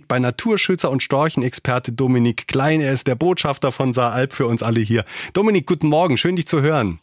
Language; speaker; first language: German; native; German